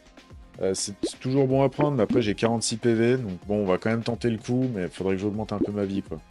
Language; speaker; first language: French; native; French